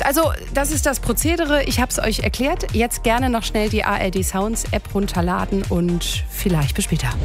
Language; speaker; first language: German; native; German